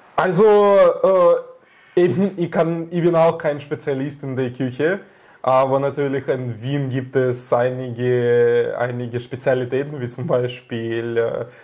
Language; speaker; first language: German; non-native, fluent; Russian